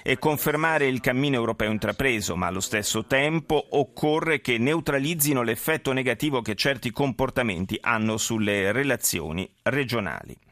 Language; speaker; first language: Italian; native; Italian